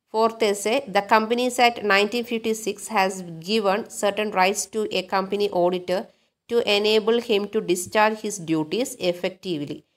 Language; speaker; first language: English; non-native, local second language; Malayalam